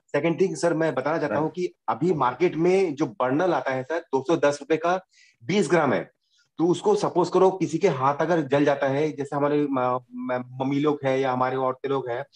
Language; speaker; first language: Hindi; non-native, local second language; Bangla